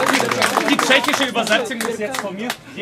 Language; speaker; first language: German; native; German